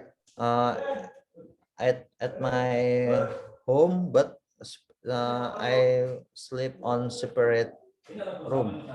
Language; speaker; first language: English; non-native, learner; Indonesian